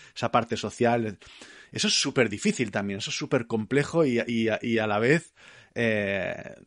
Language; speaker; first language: Spanish; native; Spanish